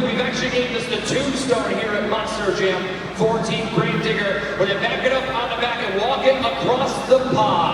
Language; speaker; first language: English; native; English